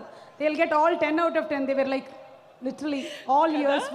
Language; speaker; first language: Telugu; native; Telugu